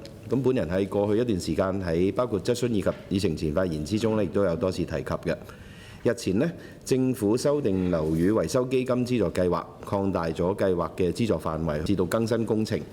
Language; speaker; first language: Cantonese; native; Cantonese